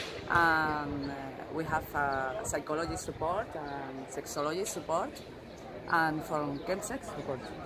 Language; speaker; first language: English; non-native, learner; Spanish